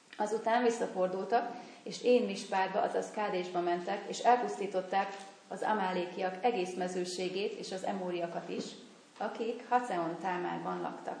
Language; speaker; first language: Hungarian; native; Hungarian